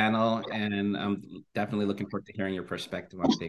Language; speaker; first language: English; native; English